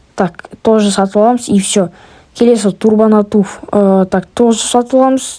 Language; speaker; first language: Russian; non-native, local second language; Kazakh